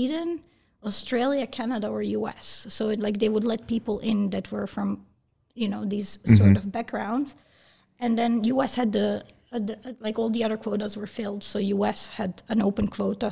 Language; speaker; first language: English; early bilingual, other home language; Bosnian